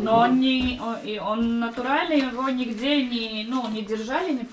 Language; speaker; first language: Russian; non-native, local second language; Latvian